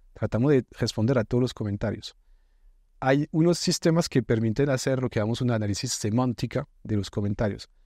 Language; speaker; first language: Spanish; non-native, fluent; French